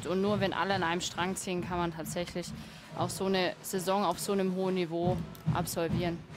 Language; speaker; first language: German; native; German